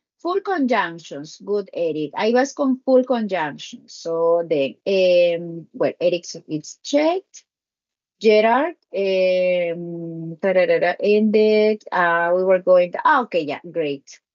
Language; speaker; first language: English; non-native, learner; Spanish